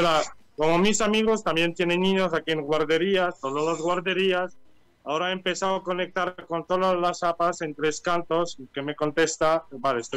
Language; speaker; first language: Spanish; non-native, learner; Ukrainian